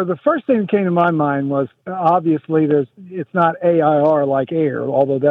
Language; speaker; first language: English; native; English